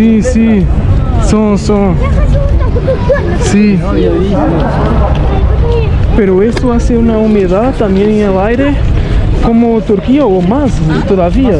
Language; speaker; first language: Spanish; non-native, learner; Portuguese